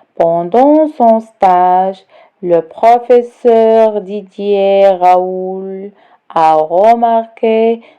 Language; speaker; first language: French; non-native, local second language; Arabic